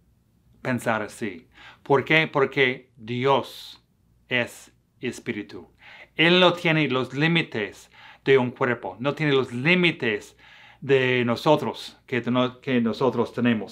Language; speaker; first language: Spanish; non-native, fluent; English